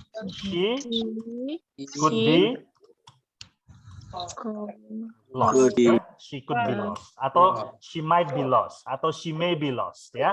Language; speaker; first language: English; non-native, fluent; Indonesian